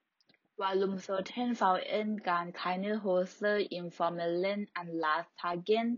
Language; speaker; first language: German; non-native, learner; Thai